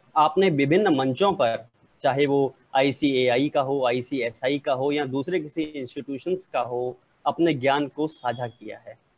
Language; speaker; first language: Hindi; native; Hindi